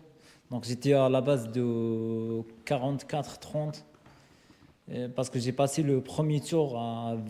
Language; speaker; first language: French; non-native, learner; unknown